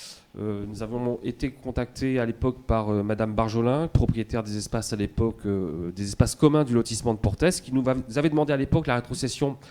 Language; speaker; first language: French; native; French